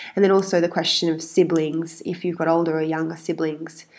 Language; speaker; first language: English; native; English